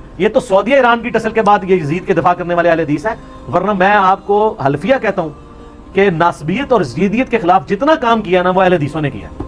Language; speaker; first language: Urdu; non-native, local second language; Punjabi